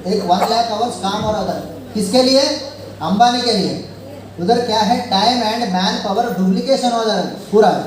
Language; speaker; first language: Hindi; non-native, local second language; Telugu